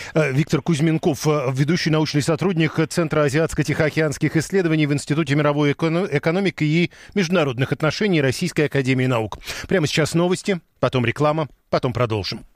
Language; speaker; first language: Russian; native; Russian